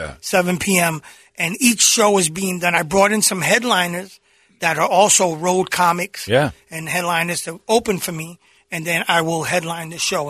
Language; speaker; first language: English; native; English